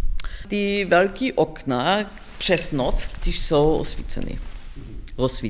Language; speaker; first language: Czech; non-native, learner; German